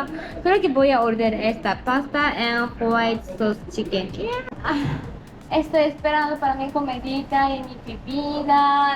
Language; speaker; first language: Spanish; non-native, learner; Japanese